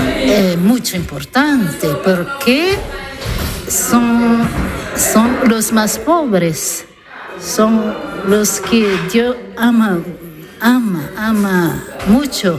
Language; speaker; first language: Spanish; non-native, fluent; Italian